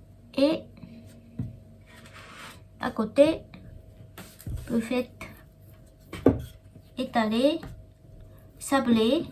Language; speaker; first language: French; non-native, learner; Japanese